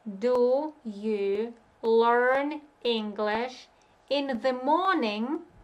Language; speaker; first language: English; non-native, fluent; Russian